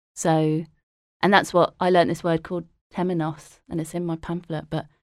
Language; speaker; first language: English; native; English